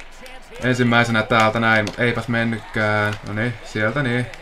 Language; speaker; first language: Finnish; native; Finnish